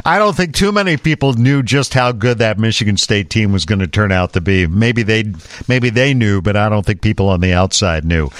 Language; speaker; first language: English; native; English